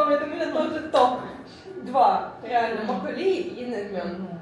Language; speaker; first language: Russian; native; Russian